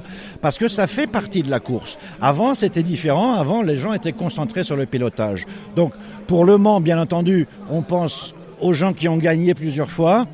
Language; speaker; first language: French; native; French